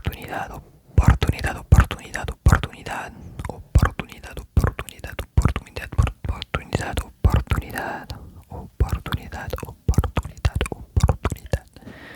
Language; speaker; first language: Spanish; non-native, learner; French